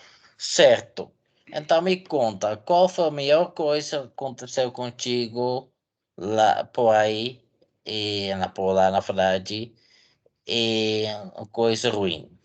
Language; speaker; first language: Portuguese; non-native, fluent; Dutch